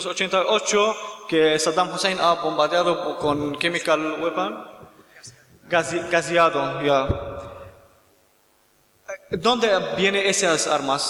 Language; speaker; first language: Spanish; non-native, learner; Kurdish